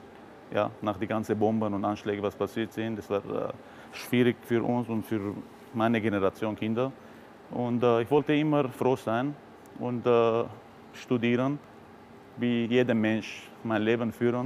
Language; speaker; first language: German; non-native, fluent; Arabic